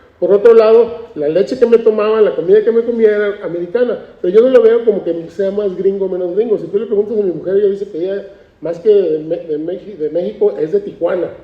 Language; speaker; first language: Spanish; native; Spanish